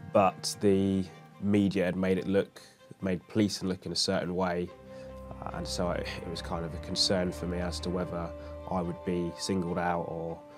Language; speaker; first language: English; native; English